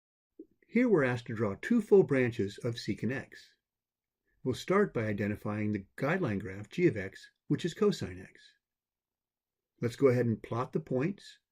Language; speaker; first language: English; native; English